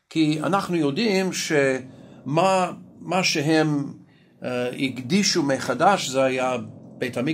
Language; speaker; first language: Hebrew; non-native, fluent; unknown